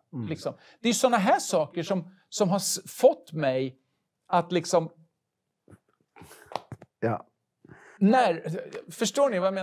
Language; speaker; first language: Swedish; native; Swedish